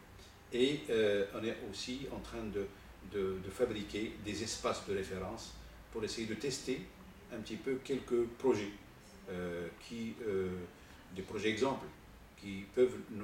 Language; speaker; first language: French; non-native, local second language; Arabic